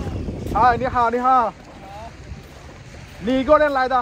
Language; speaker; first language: Chinese; non-native, learner; Bangla